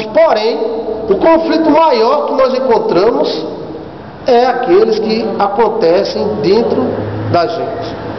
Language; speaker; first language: Portuguese; native; Portuguese